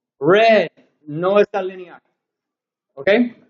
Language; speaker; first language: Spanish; non-native, learner; English